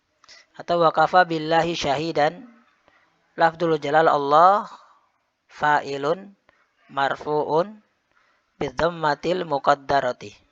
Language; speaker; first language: Arabic; non-native, fluent; Indonesian